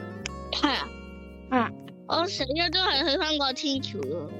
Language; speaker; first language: Chinese; early bilingual, heritage; Cantonese